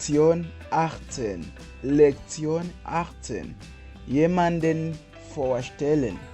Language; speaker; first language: German; non-native, fluent; Kinyarwanda